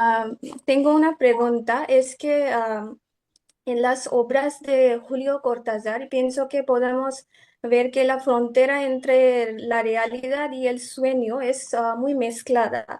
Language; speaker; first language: Spanish; non-native, fluent; Bangla